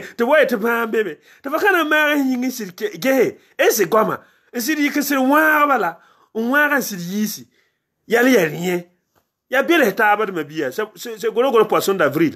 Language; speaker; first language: French; non-native, local second language; Mossi